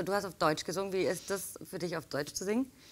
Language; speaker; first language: German; native; German